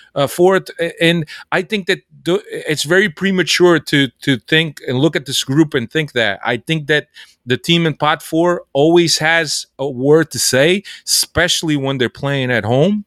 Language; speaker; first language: English; early bilingual, other home language; Portuguese